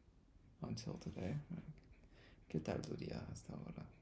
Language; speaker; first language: Spanish; non-native, learner; English